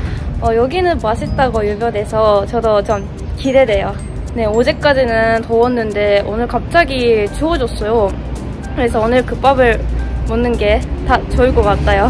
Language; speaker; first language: Korean; non-native, fluent; Japanese